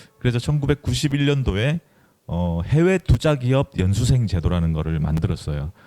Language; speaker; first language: Korean; native; Korean